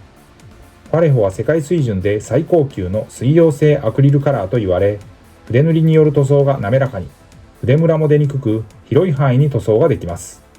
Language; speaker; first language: Japanese; native; Japanese